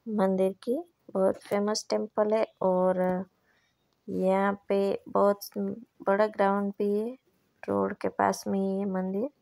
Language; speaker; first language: Hindi; non-native, local second language; Gujarati